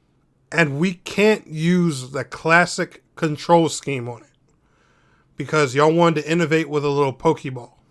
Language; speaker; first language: English; native; English